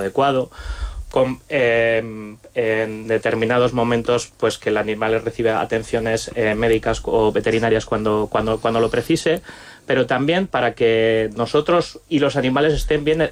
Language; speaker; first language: Spanish; native; Spanish